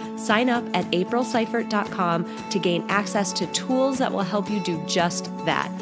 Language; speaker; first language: English; native; English